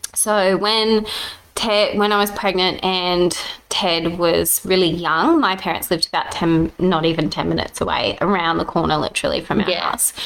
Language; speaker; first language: English; native; English